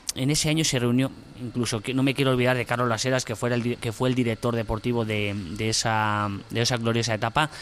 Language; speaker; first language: Spanish; native; Spanish